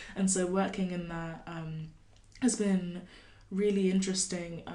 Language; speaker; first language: English; native; English